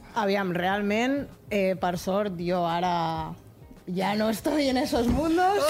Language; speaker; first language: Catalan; non-native, local second language; Spanish